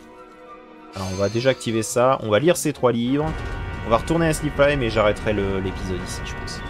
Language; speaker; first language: French; native; French